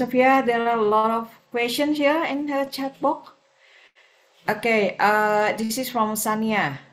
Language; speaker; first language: English; non-native, fluent; Indonesian